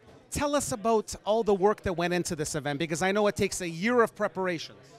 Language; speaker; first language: English; early bilingual, other home language; Macedonian